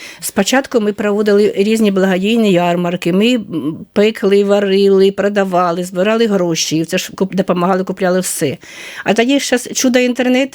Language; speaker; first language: Ukrainian; native; Ukrainian